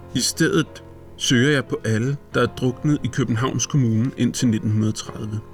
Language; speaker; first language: Danish; native; Danish